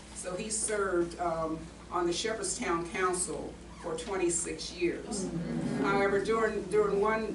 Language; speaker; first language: English; native; English